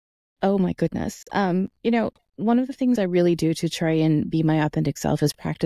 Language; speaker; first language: English; native; English